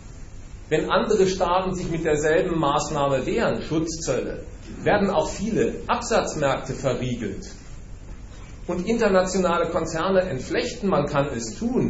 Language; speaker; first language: German; native; German